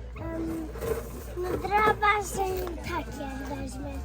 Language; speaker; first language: Polish; early bilingual, heritage; Polish